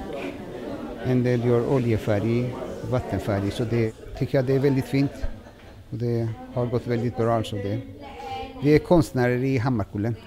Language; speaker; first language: Swedish; non-native, fluent; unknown